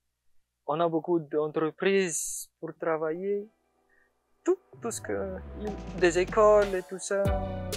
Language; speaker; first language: French; non-native, local second language; Malagasy